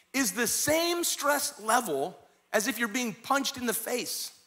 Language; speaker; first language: English; native; English